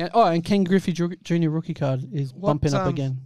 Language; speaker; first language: English; native; English